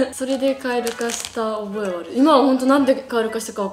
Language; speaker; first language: Japanese; native; Japanese